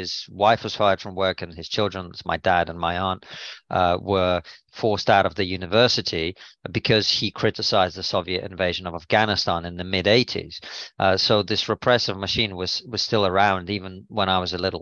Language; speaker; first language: English; non-native, fluent; Russian